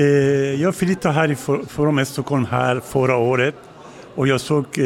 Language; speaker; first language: Swedish; non-native, learner; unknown